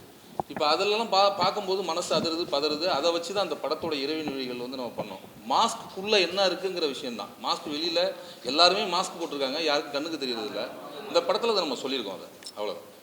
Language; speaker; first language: Tamil; native; Tamil